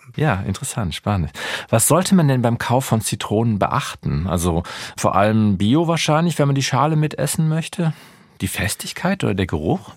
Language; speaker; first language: German; native; German